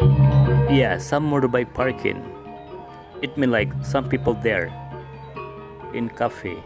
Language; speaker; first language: English; non-native, local second language; Indonesian